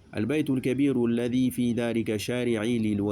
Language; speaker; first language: Arabic; non-native, fluent; French